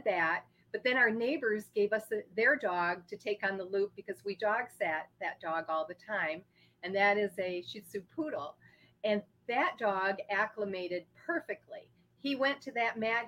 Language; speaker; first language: English; native; English